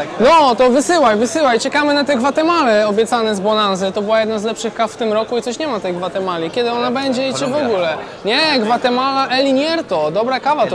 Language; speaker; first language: Polish; native; Polish